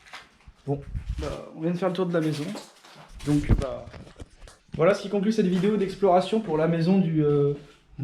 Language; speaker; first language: French; native; French